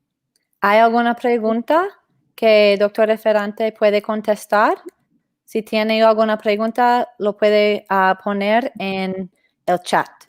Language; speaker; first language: Spanish; non-native, fluent; English